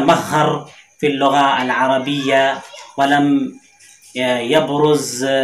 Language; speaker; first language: Arabic; non-native, fluent; Urdu